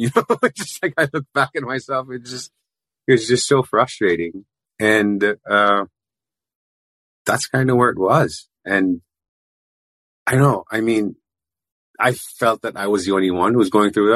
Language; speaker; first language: English; non-native, local second language; Filipino